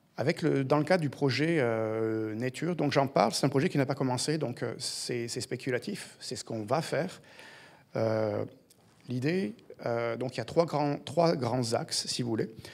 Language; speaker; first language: French; native; French